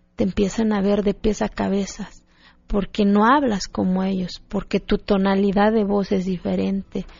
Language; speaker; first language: Spanish; non-native, local second language; Zapotec